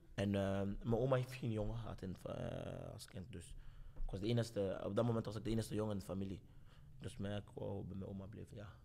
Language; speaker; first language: Dutch; early bilingual, other home language; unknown